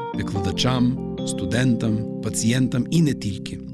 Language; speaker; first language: Ukrainian; early bilingual, heritage; Ukrainian